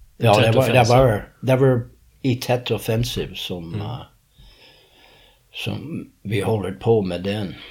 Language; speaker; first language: Swedish; early bilingual, heritage; English